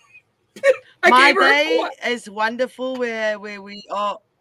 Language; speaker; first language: English; non-native, local second language; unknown